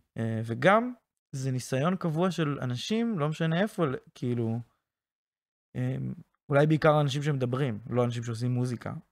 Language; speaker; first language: Hebrew; native; Hebrew